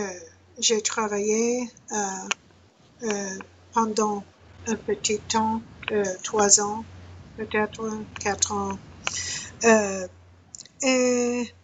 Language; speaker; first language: French; non-native, learner; English